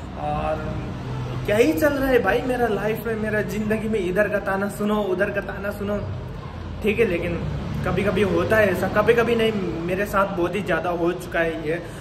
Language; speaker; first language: Hindi; non-native, local second language; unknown